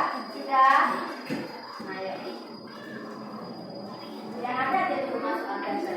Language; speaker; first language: Indonesian; native; Indonesian